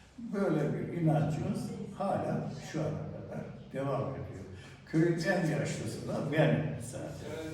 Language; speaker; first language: Turkish; native; Turkish